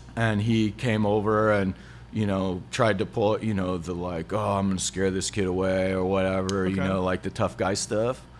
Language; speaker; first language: English; native; English